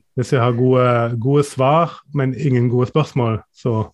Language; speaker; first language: Norwegian; non-native, fluent; German